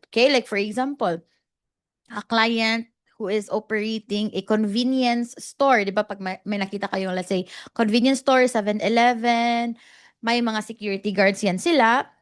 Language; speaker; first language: Filipino; non-native, local second language; Cebuano